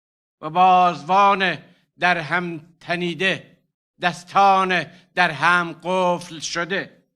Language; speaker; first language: Persian; non-native, local second language; Arabic